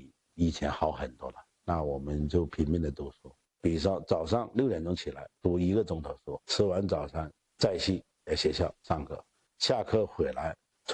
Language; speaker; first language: Chinese; native; Chinese